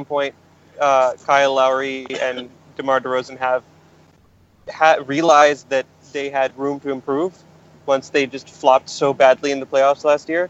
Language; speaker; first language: English; native; English